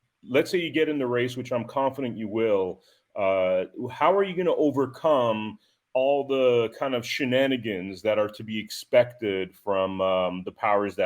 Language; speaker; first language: English; native; English